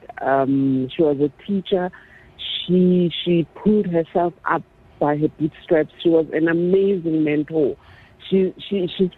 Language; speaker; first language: English; non-native, local second language; Zulu